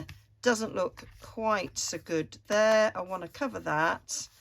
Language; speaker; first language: English; native; English